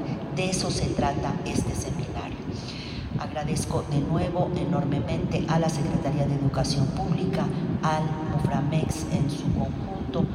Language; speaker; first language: Spanish; native; Spanish